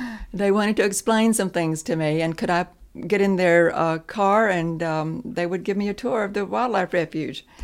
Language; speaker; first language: English; native; English